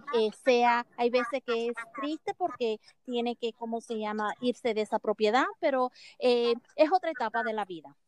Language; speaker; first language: Spanish; early bilingual, heritage; Spanish